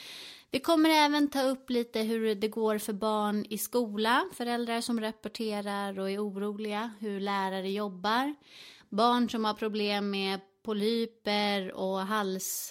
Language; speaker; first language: Swedish; native; Swedish